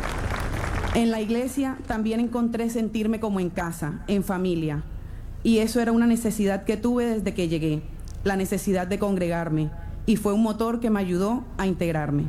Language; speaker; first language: Spanish; native; Spanish